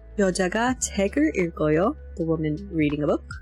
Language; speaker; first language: Korean; non-native, learner; English